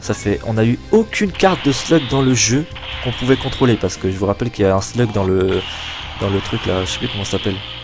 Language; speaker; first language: French; native; French